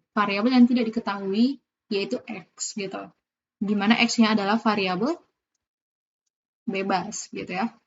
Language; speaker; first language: Indonesian; native; Indonesian